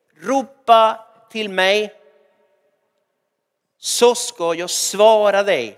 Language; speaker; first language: Swedish; non-native, fluent; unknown